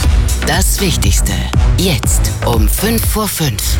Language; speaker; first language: German; native; German